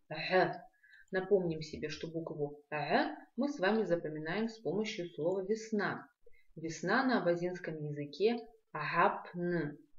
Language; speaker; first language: Russian; non-native, local second language; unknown